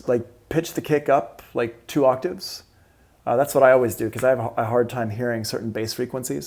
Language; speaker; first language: English; native; English